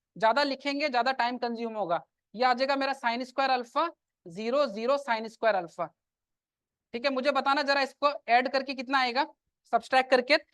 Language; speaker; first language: Hindi; non-native, local second language; Assamese